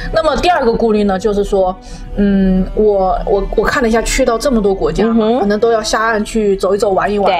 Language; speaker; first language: Chinese; native; Chinese